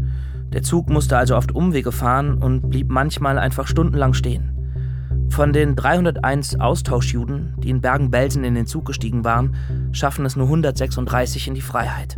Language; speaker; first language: German; native; German